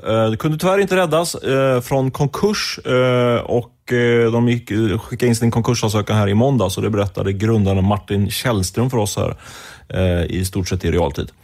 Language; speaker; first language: Swedish; native; Swedish